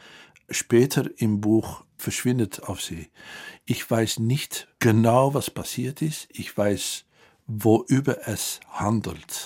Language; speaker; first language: German; non-native, fluent; Dutch